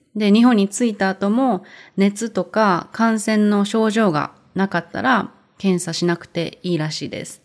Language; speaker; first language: Japanese; native; Japanese